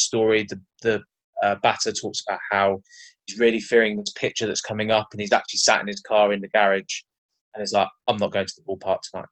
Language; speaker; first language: English; native; English